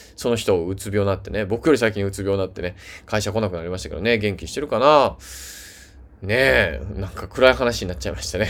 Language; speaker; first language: Japanese; native; Japanese